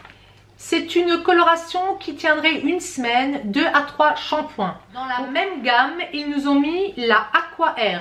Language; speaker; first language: French; native; French